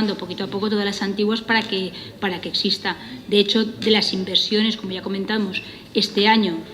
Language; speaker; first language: Spanish; non-native, local second language; Catalan